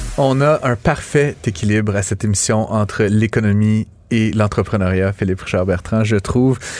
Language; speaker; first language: French; native; French